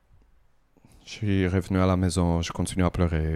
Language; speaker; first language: French; native; French